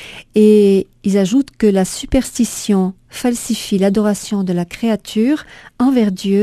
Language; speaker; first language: French; native; French